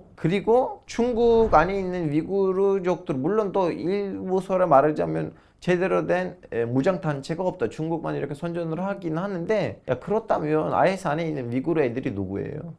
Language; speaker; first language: Korean; non-native, fluent; Turkish